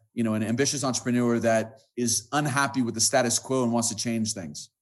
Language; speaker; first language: English; native; English